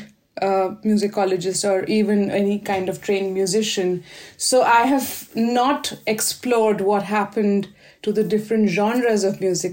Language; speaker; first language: English; non-native, local second language; Hindi